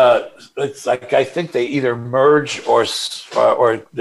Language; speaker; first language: English; native; English